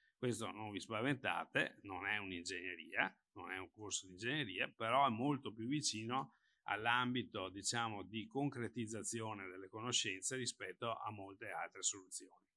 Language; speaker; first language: Italian; native; Italian